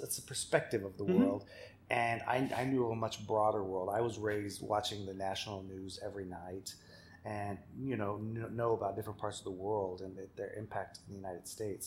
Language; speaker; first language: English; native; English